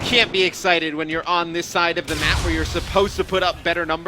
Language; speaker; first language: English; native; English